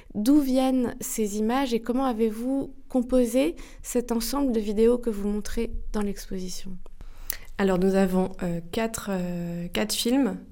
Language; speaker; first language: French; native; French